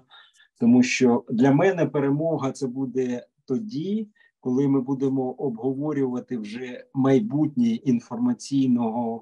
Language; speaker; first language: Ukrainian; native; Ukrainian